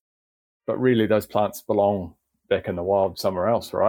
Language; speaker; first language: English; native; English